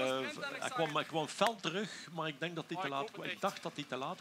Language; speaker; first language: Dutch; native; Dutch